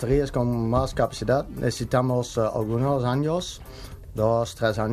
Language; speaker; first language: Spanish; non-native, learner; Dutch